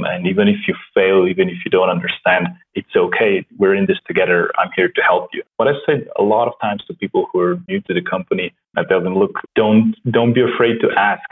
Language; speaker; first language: English; non-native, fluent; Slovenian